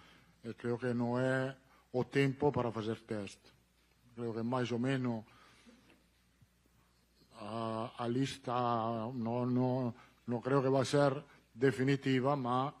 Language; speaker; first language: Portuguese; non-native, learner; Italian